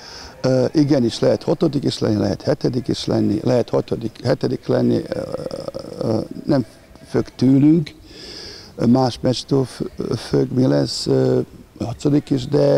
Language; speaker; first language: Hungarian; non-native, fluent; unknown